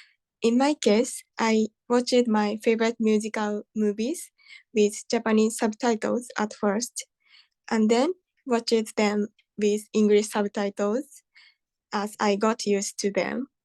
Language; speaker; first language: English; non-native, learner; Japanese